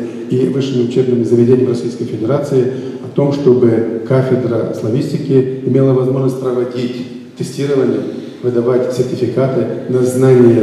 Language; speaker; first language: Russian; native; Russian